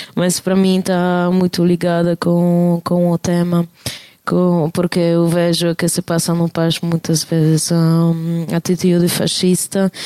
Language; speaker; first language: Portuguese; non-native, fluent; Polish